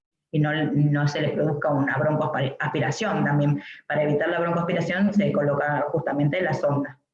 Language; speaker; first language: Spanish; native; Spanish